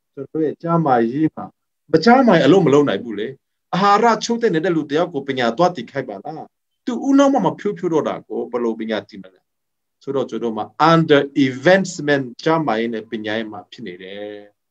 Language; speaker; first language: Burmese; non-native, local second language; Hakha Chin